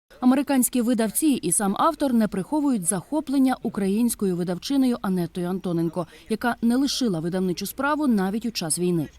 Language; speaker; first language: Ukrainian; native; Ukrainian